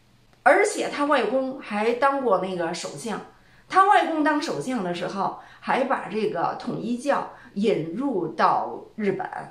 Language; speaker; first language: Chinese; native; Chinese